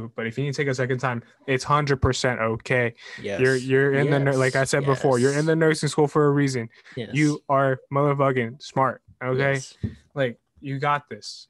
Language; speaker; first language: English; native; English